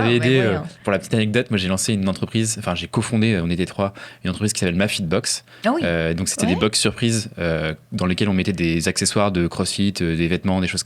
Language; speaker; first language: French; native; French